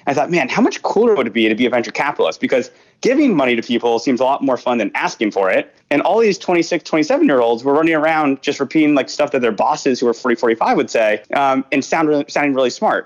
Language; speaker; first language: English; native; English